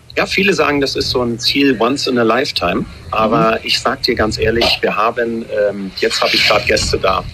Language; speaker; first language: German; native; German